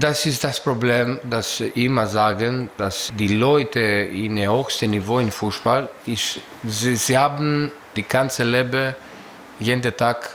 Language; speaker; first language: German; non-native, learner; Greek